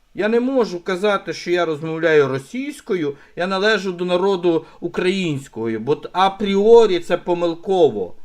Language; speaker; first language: Ukrainian; non-native, local second language; Russian